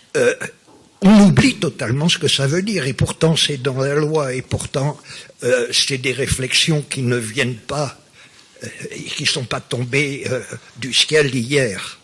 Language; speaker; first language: French; native; French